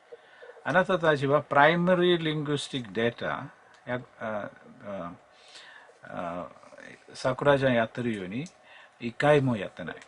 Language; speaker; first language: Japanese; non-native, learner; Malayalam